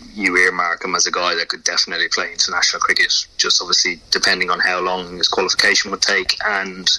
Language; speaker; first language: English; native; English